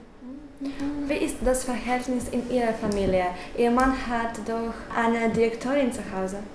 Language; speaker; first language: German; non-native, learner; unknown